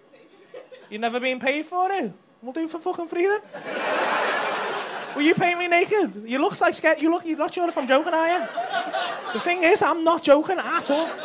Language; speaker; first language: English; native; English